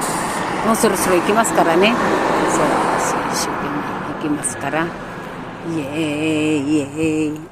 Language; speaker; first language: Japanese; non-native, learner; Filipino